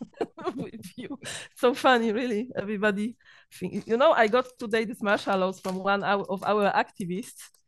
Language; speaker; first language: English; non-native, learner; Polish